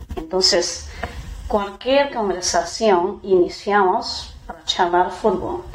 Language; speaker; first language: Spanish; non-native, fluent; Chinese